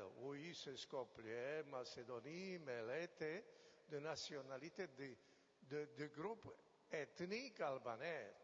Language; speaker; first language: French; non-native, fluent; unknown